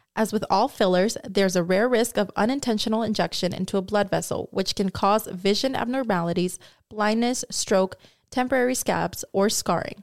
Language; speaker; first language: English; early bilingual, other home language; Spanish